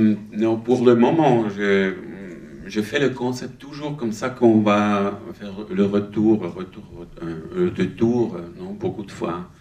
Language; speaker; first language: French; non-native, learner; German